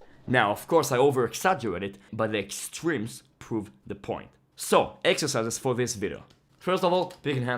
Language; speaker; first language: English; non-native, fluent; Hebrew